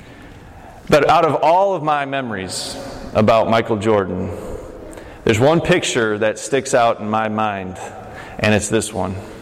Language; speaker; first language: English; native; English